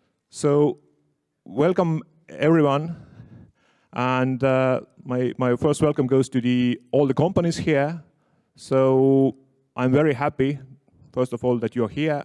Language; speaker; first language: English; non-native, fluent; Estonian